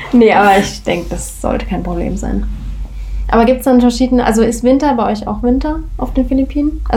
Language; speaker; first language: German; native; German